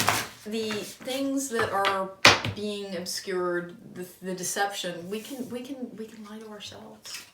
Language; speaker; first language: English; native; English